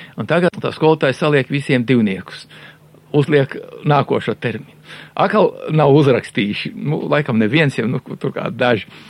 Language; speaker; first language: Latvian; native; Latvian